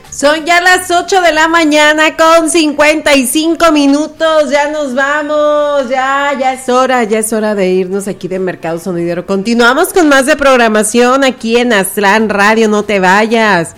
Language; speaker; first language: Spanish; native; Spanish